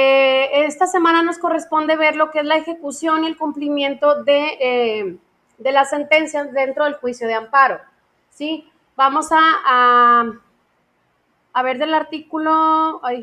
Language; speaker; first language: Spanish; native; Spanish